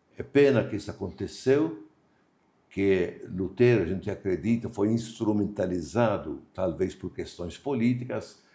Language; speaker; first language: Portuguese; non-native, fluent; Maltese